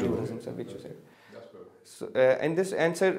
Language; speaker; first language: English; non-native, local second language; Punjabi